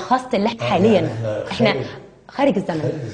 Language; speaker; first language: Arabic; native; Arabic